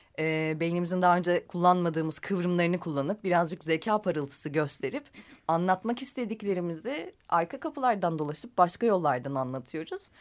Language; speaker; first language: Turkish; native; Turkish